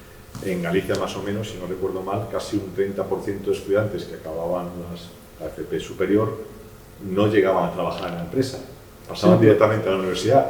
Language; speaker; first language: Spanish; native; Spanish